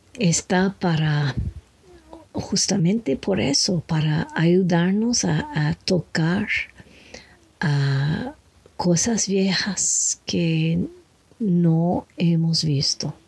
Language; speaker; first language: Spanish; non-native, fluent; French